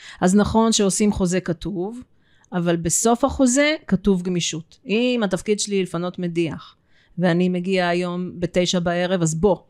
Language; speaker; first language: Hebrew; early bilingual, other home language; Russian